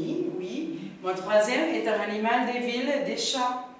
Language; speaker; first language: French; non-native, learner; Spanish